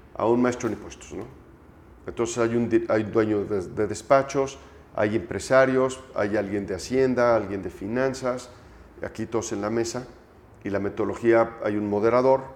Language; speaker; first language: Spanish; native; Spanish